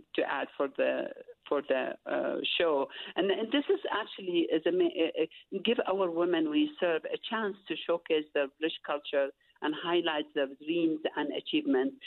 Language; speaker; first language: English; non-native, fluent; Arabic